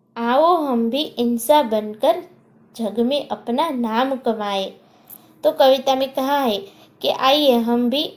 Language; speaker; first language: Hindi; non-native, local second language; Gujarati